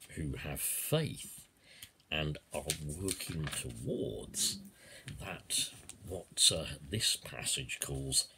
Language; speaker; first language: English; native; English